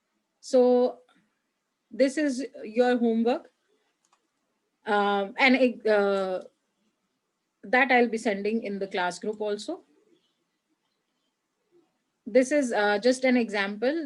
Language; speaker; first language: English; non-native, local second language; Hindi